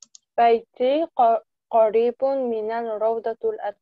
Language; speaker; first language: Arabic; non-native, learner; Uzbek